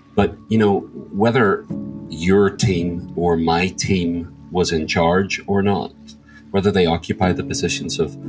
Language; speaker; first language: English; native; English